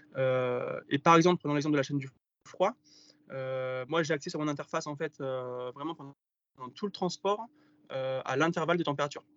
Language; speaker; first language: French; native; French